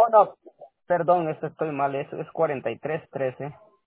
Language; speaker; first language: Spanish; native; Spanish